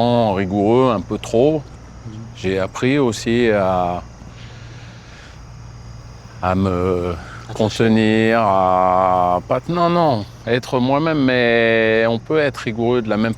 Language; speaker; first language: French; native; French